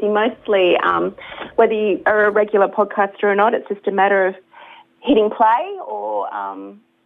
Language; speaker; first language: English; native; English